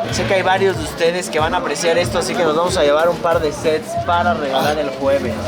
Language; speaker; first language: Spanish; native; Spanish